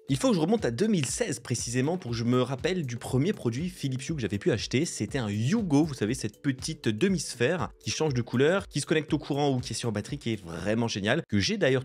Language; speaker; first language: French; native; French